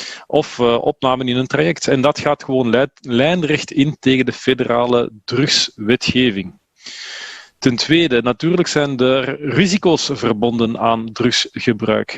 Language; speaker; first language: Dutch; native; Dutch